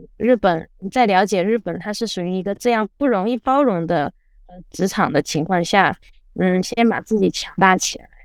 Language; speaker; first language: Chinese; native; Chinese